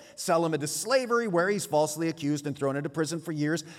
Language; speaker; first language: English; early bilingual, other home language; Swiss German